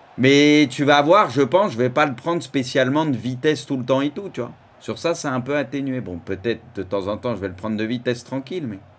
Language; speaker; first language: French; native; French